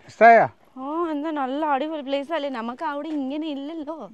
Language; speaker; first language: Malayalam; non-native, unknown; Nepali